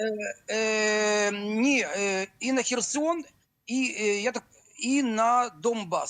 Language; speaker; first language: Ukrainian; non-native, local second language; Russian